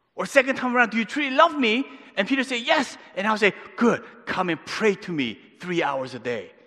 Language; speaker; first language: English; native; English